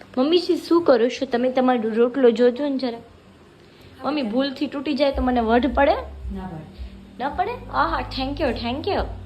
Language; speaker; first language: Gujarati; non-native, local second language; Kachhi